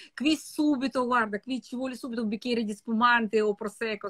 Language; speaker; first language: Italian; non-native, fluent; Russian